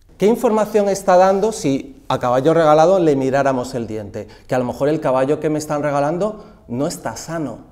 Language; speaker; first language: Spanish; native; Spanish